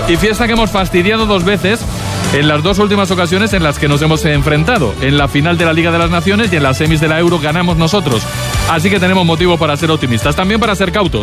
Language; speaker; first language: Spanish; native; Spanish